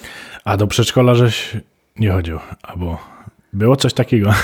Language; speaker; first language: Polish; early bilingual, heritage; Polish